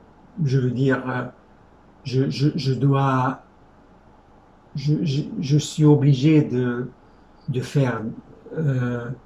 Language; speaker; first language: French; non-native, fluent; Hungarian